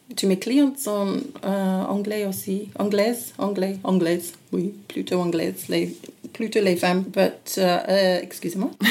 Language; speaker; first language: French; non-native, learner; English